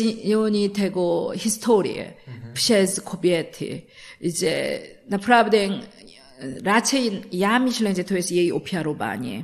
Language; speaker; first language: Polish; non-native, learner; Korean